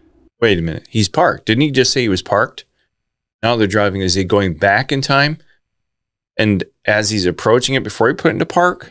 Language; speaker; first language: English; native; English